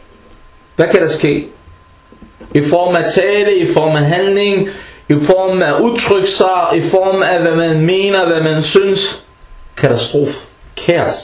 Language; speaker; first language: Danish; early bilingual, other home language; Arabic